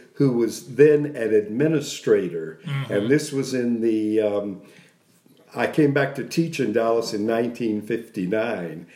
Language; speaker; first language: English; native; English